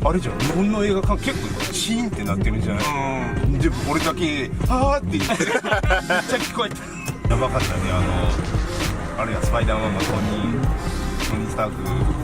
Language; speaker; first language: Japanese; native; Japanese